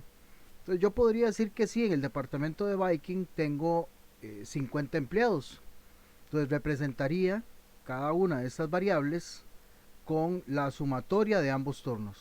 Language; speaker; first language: Spanish; native; Spanish